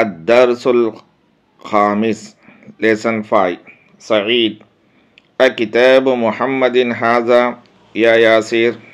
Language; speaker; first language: Arabic; non-native, fluent; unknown